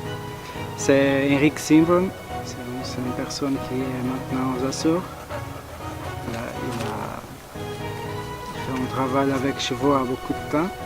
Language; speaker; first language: French; non-native, learner; Portuguese